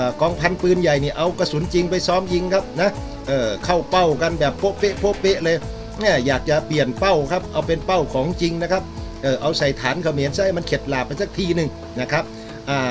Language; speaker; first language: Thai; native; Thai